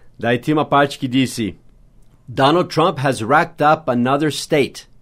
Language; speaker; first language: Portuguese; non-native, fluent; English